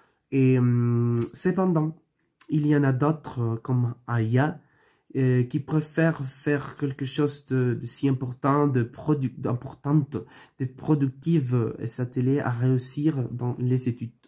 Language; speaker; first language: French; non-native, learner; Spanish